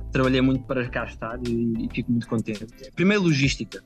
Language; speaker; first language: Portuguese; native; Portuguese